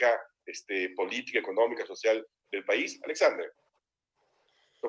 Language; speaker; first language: Spanish; native; Spanish